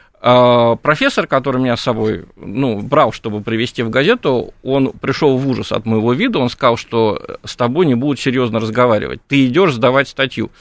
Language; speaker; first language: Russian; native; Russian